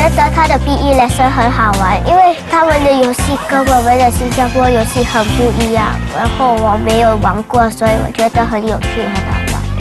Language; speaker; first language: Chinese; early bilingual, other home language; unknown